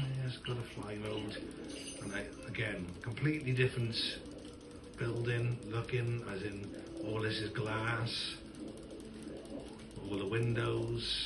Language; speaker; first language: English; native; English